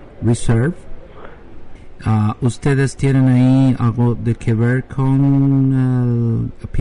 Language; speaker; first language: Spanish; non-native, learner; French